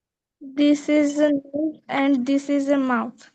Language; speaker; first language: English; non-native, learner; Bangla